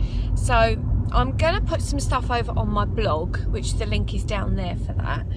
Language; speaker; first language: English; native; English